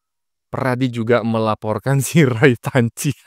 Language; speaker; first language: Indonesian; native; Indonesian